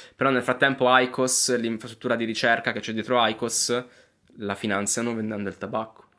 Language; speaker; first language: Italian; native; Italian